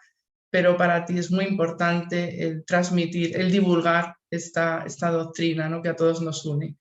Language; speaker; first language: Spanish; native; Spanish